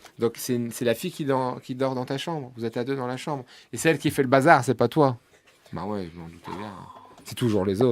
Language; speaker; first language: French; native; French